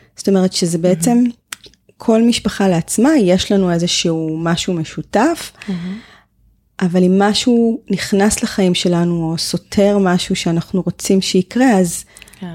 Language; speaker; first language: Hebrew; native; Hebrew